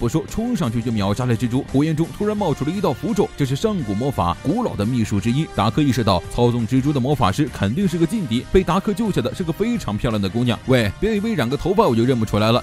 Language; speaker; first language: Chinese; native; Chinese